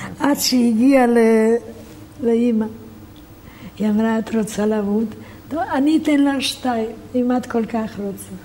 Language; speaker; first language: Hebrew; non-native, fluent; Romanian